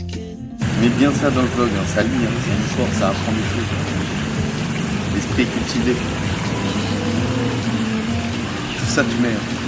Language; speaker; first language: French; native; French